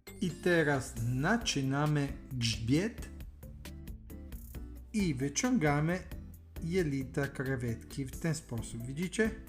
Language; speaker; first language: Polish; non-native, learner; Italian